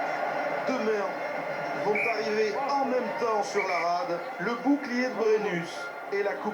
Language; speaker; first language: French; native; French